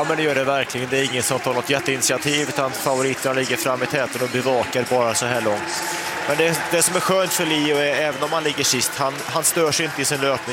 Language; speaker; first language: Swedish; native; Swedish